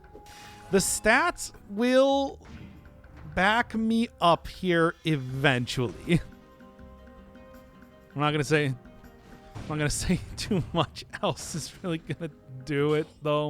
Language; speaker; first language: English; native; English